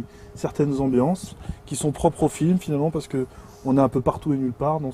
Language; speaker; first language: French; native; French